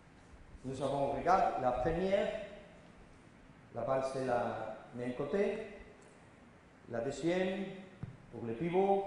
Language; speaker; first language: French; non-native, learner; Spanish